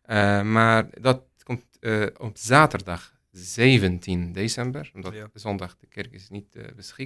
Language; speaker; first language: Dutch; non-native, learner; Arabic